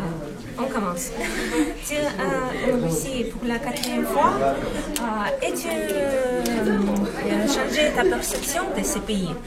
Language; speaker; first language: French; non-native, fluent; Russian